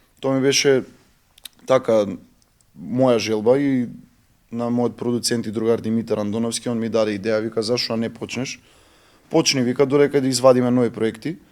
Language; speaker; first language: Macedonian; native; Macedonian